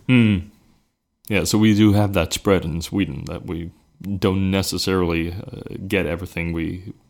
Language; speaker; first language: English; non-native, fluent; Swedish